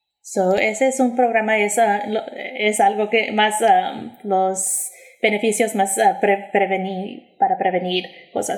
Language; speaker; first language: Spanish; early bilingual, heritage; English